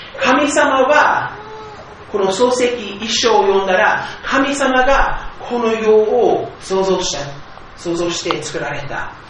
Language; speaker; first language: Japanese; non-native, fluent; English